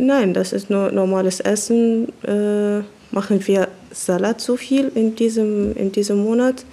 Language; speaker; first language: German; non-native, learner; Arabic